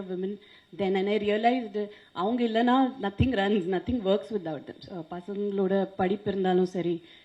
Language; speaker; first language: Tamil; non-native, local second language; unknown